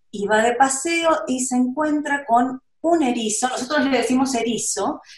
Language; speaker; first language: English; non-native, learner; Spanish